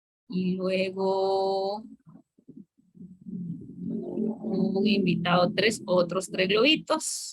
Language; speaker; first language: Spanish; native; Spanish